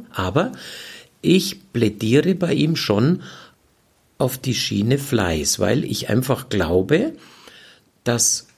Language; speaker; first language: German; native; German